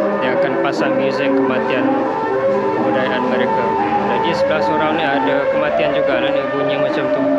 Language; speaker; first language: Malay; non-native, fluent; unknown